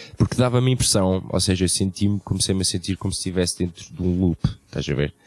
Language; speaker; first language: Portuguese; early bilingual, heritage; Portuguese